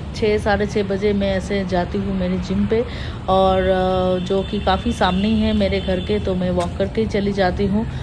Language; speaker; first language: Hindi; non-native, local second language; Bangla